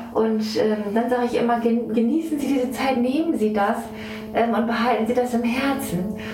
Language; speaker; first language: German; native; German